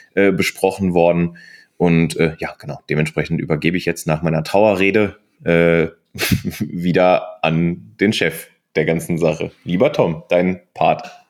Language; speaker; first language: German; non-native, fluent; Polish